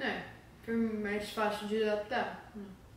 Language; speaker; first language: Portuguese; early bilingual, heritage; Portuguese